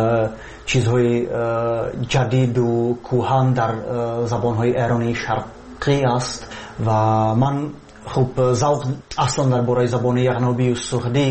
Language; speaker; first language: Persian; non-native, fluent; Czech